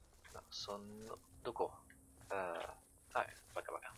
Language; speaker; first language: Japanese; non-native, learner; French